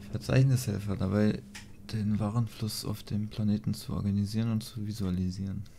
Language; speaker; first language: German; native; German